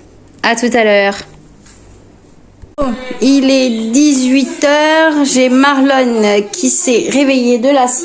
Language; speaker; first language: French; native; French